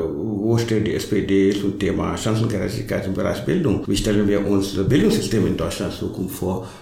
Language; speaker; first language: German; non-native, fluent; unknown